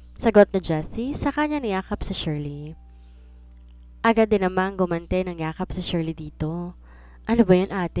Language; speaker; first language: Filipino; native; Filipino